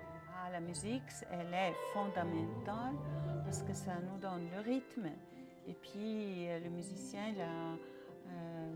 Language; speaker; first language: French; non-native, fluent; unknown